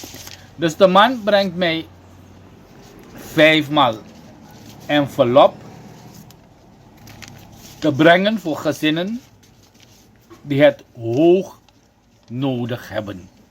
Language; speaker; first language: Dutch; non-native, local second language; Caribbean Hindustani